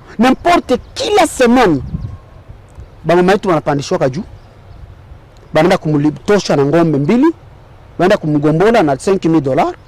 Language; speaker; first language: Swahili; non-native, local second language; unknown